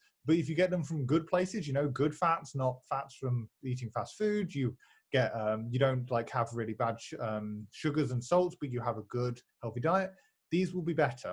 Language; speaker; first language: English; native; English